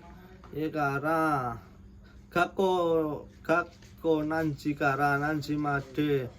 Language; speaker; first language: Japanese; non-native, learner; Indonesian